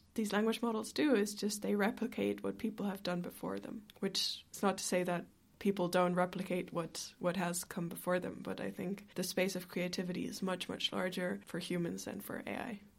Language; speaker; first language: English; non-native, fluent; German